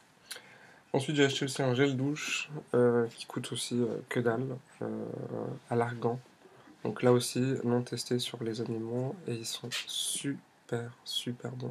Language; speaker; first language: French; native; French